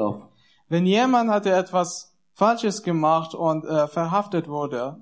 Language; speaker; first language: German; non-native, learner; Persian